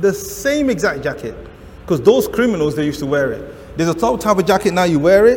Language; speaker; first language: English; native; English